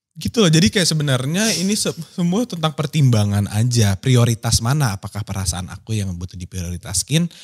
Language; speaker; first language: Indonesian; native; Indonesian